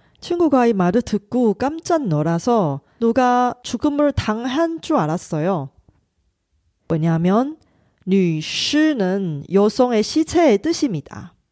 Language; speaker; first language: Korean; non-native, fluent; Chinese